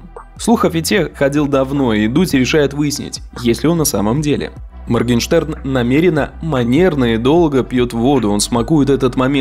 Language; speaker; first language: Russian; native; Russian